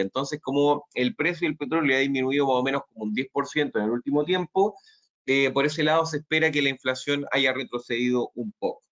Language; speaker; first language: Spanish; native; Spanish